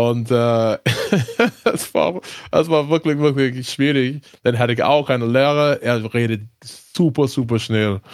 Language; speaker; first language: German; non-native, learner; English